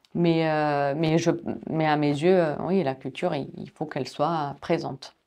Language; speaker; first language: French; non-native, fluent; German